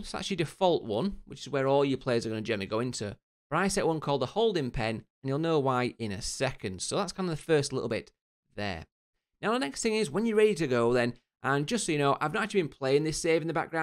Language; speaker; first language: English; native; English